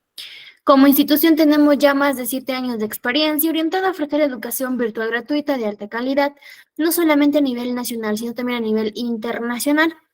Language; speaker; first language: Spanish; native; Spanish